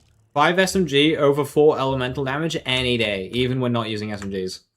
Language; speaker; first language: English; native; English